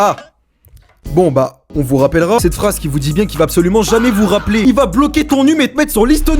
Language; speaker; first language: French; native; French